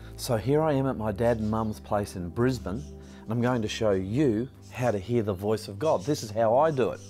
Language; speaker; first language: English; native; English